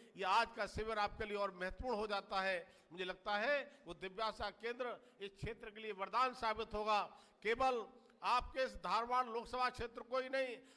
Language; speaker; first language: Hindi; native; Hindi